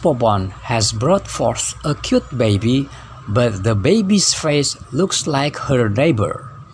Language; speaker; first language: English; non-native, fluent; Indonesian